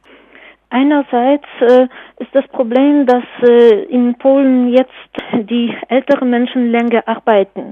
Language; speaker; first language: German; non-native, fluent; Polish